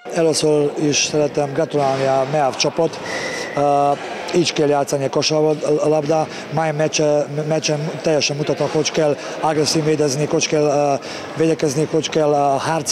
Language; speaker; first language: Hungarian; non-native, learner; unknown